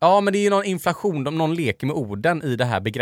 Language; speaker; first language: Swedish; native; Swedish